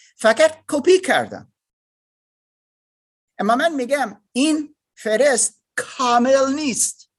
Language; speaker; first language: Persian; non-native, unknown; English